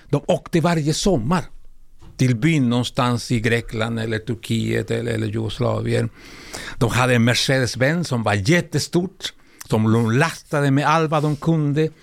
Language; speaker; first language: Swedish; non-native, fluent; Spanish